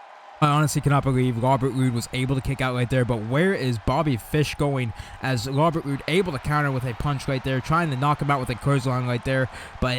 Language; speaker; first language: English; native; English